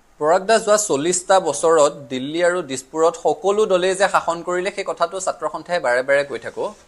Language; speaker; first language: Assamese; native; Assamese